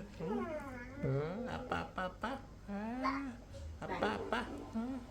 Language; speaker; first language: Korean; native; Korean